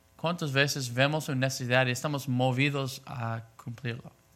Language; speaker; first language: Spanish; non-native, fluent; English